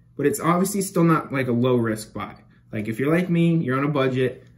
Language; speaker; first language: English; native; English